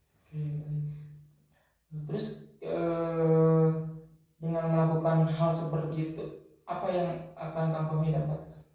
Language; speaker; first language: Indonesian; native; Indonesian